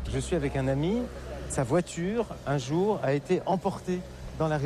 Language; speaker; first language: French; native; French